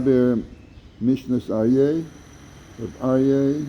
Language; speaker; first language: Hebrew; non-native, fluent; English